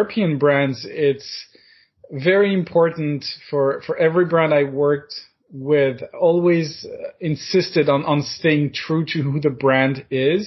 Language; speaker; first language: English; non-native, fluent; French